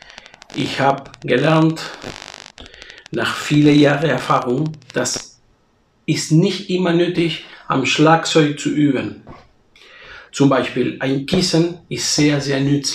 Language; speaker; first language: German; non-native, fluent; Spanish